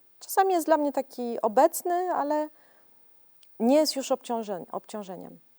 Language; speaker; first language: Polish; early bilingual, heritage; Polish